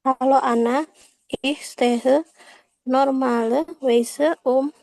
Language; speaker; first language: German; non-native, learner; Indonesian